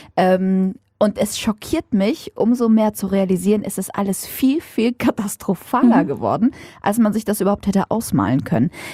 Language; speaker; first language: German; native; German